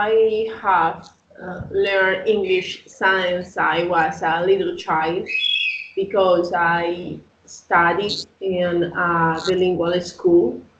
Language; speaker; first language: English; non-native, learner; Spanish